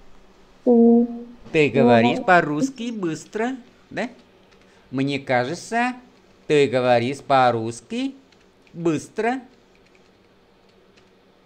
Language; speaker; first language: Russian; non-native, fluent; Vietnamese